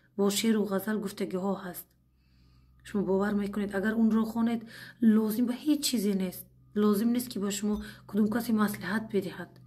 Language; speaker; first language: Tajik; non-native, fluent; Uzbek